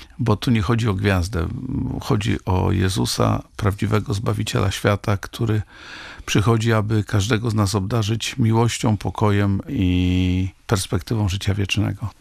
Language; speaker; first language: Polish; native; Polish